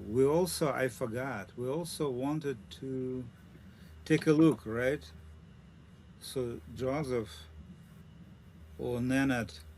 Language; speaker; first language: English; non-native, learner; Russian